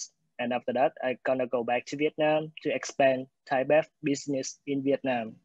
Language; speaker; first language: English; non-native, fluent; Vietnamese